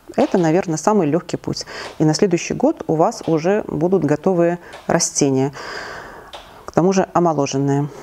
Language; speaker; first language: Russian; native; Russian